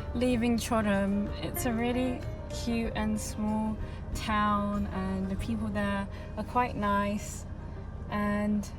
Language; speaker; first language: English; early bilingual, other home language; Turkish